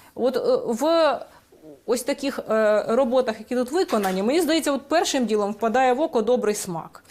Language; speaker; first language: Ukrainian; native; Ukrainian